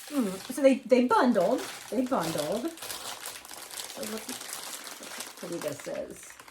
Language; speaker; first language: English; native; English